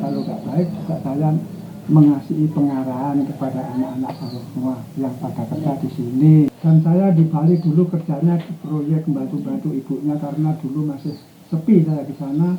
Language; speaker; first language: Indonesian; non-native, local second language; Javanese